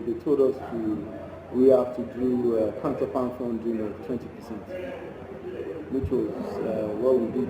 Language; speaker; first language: English; non-native, local second language; Yoruba